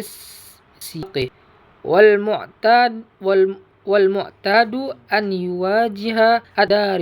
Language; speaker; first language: Arabic; non-native, learner; Indonesian